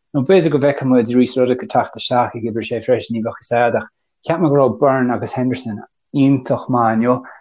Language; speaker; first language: Irish; native; Irish